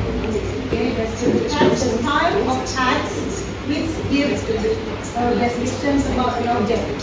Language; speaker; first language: English; non-native, fluent; Indonesian